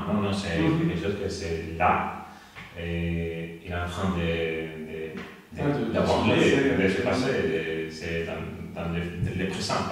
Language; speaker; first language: French; non-native, learner; Spanish